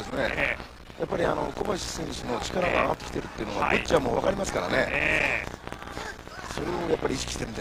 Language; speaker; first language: Japanese; native; Japanese